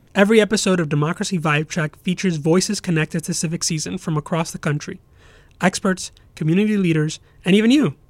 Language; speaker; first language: English; non-native, local second language; Spanish